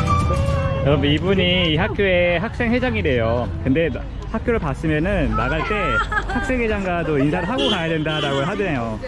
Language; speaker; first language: Korean; native; Korean